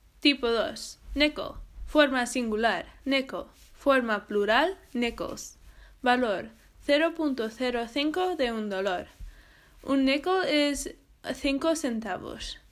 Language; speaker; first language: Spanish; non-native, fluent; English